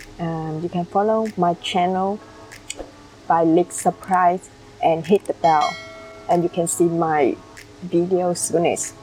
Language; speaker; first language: English; non-native, learner; Vietnamese